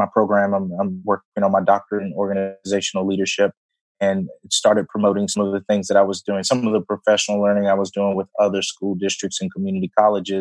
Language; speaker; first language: English; native; English